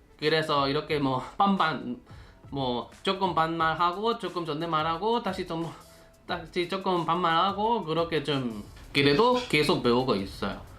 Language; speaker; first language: Korean; non-native, learner; Spanish